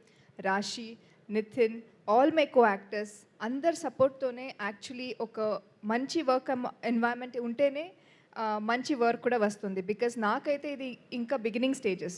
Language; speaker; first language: Telugu; non-native, fluent; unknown